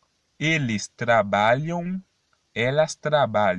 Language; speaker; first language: Portuguese; non-native, fluent; Haitian Creole